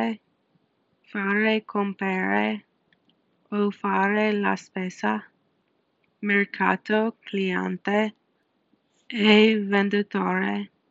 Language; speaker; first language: Italian; non-native, learner; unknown